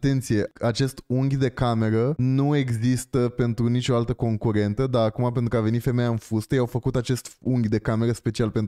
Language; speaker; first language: Romanian; native; Romanian